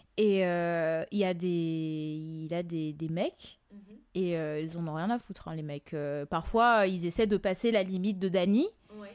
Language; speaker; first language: French; non-native, local second language; Malagasy